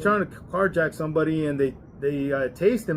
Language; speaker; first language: English; native; English